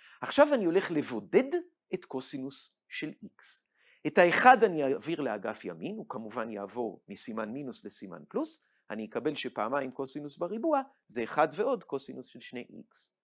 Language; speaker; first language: Hebrew; native; Hebrew